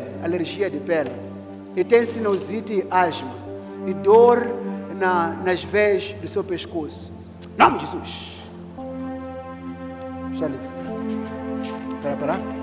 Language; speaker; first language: Portuguese; non-native, local second language; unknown